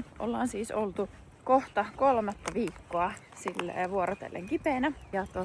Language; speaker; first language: Finnish; native; Finnish